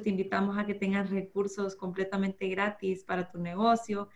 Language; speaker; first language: Spanish; early bilingual, heritage; Spanish